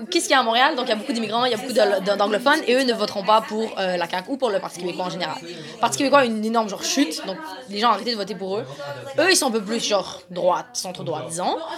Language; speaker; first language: French; native; French